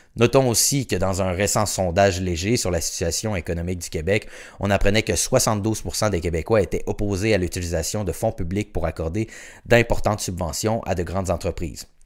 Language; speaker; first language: French; native; French